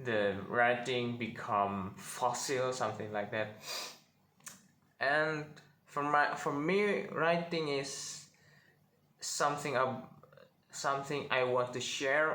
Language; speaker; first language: English; non-native, learner; Indonesian